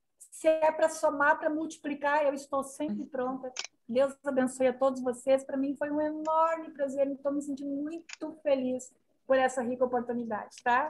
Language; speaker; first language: Portuguese; native; Portuguese